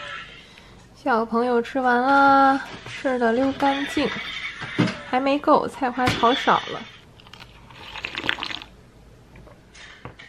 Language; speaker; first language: Chinese; native; Chinese